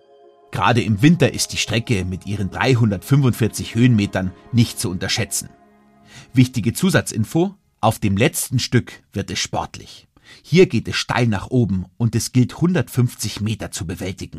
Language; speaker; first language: German; native; German